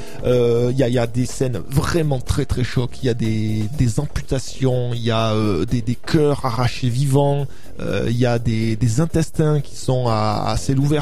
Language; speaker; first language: French; native; French